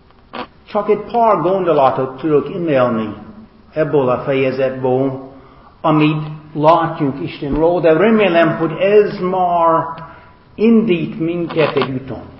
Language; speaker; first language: Hungarian; non-native, learner; English